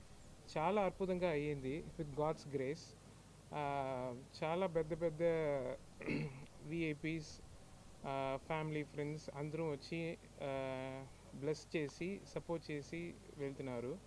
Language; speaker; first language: Telugu; non-native, learner; Tamil